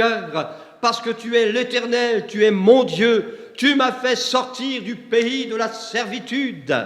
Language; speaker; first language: French; native; French